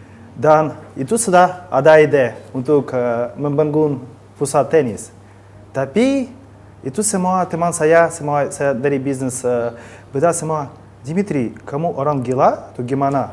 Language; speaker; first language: Indonesian; non-native, learner; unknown